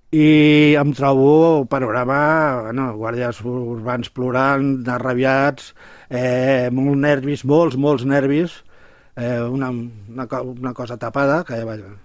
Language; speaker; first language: Catalan; native; Catalan